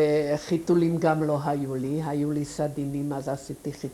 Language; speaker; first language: Hebrew; non-native, fluent; Yiddish